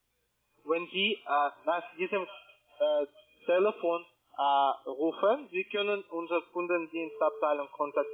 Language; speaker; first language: German; non-native, learner; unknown